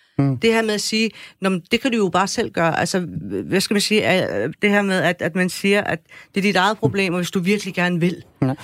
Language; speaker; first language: Danish; early bilingual, other home language; Persian